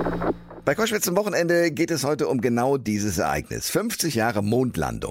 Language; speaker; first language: German; native; German